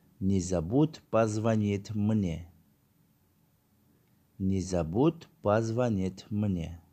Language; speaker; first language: Russian; non-native, learner; Tajik